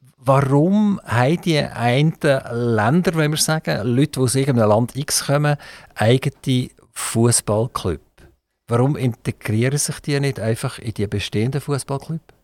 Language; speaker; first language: German; native; German